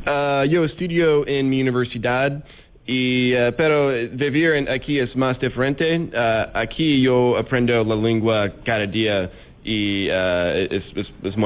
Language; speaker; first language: Spanish; non-native, learner; English